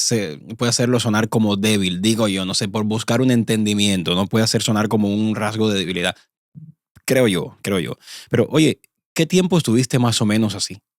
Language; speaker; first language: Spanish; native; Spanish